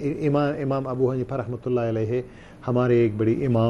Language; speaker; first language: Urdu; non-native, learner; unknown